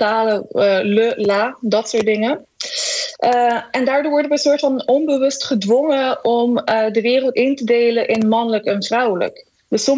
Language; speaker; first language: Dutch; early bilingual, other home language; Macedonian